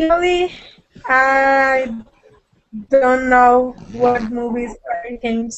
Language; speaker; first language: English; non-native, learner; Spanish